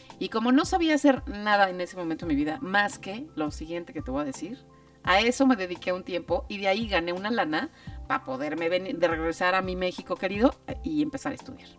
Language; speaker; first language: Spanish; native; Spanish